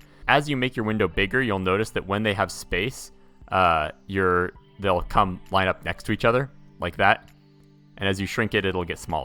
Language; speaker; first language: English; native; English